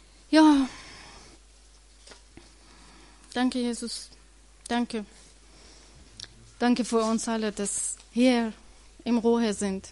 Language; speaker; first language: German; non-native, learner; Persian